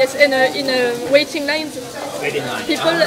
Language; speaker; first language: English; non-native, learner; French